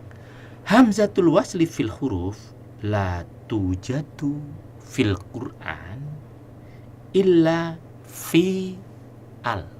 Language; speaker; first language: Arabic; non-native, fluent; Indonesian